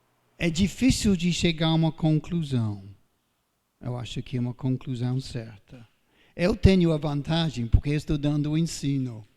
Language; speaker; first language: Portuguese; non-native, fluent; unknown